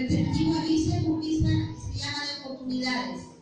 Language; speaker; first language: Spanish; native; Spanish